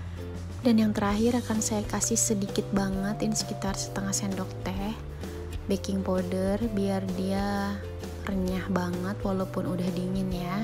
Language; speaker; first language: Indonesian; native; Indonesian